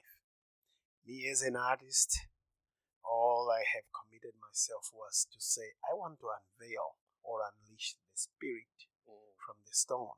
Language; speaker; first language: English; non-native, local second language; Shona